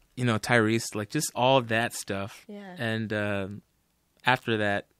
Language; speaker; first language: English; native; English